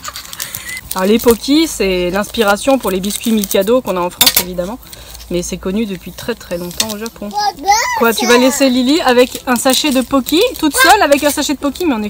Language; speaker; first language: French; native; French